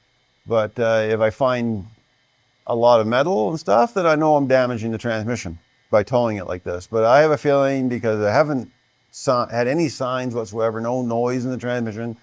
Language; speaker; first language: English; native; English